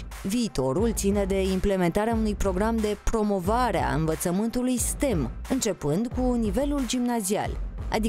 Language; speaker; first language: Romanian; native; Romanian